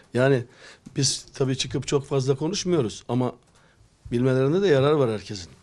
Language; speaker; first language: Turkish; native; Turkish